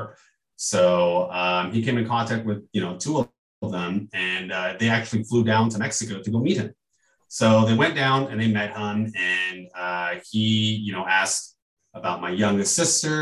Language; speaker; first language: English; native; English